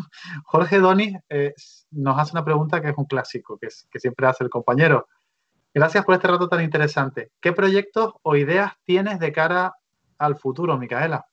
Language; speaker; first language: Spanish; native; Spanish